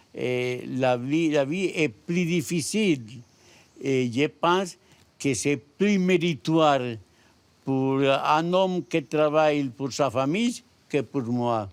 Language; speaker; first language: French; non-native, learner; Spanish